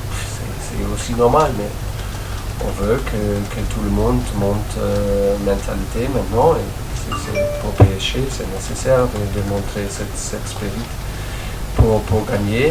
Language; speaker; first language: French; non-native, learner; German